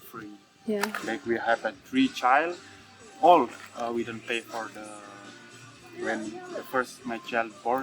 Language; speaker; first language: English; non-native, learner; Indonesian